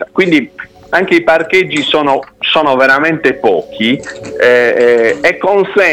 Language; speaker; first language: Italian; native; Italian